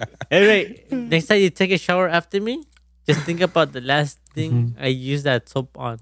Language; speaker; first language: English; early bilingual, other home language; Spanish